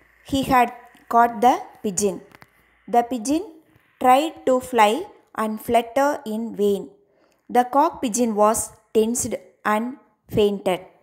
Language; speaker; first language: English; non-native, local second language; Tamil